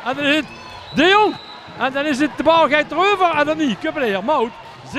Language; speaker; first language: Dutch; native; Dutch